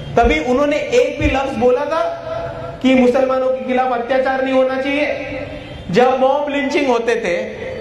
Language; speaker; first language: Hindi; non-native, local second language; Marathi